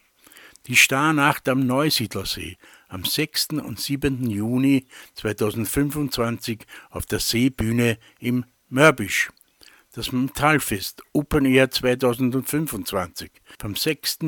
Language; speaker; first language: German; native; German